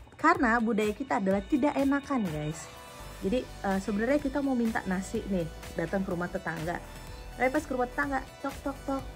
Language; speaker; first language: Indonesian; native; Indonesian